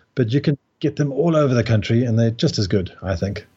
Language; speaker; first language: English; native; English